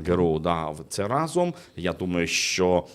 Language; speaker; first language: Ukrainian; non-native, fluent; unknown